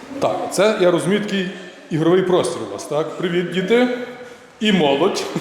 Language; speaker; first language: Ukrainian; native; Ukrainian